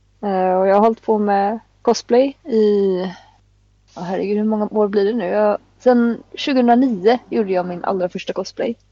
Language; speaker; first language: Swedish; native; Swedish